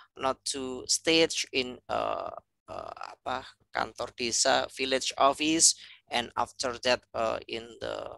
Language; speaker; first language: English; non-native, fluent; Indonesian